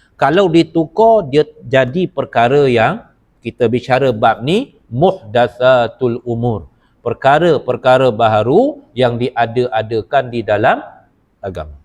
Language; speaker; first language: Malay; native; Malay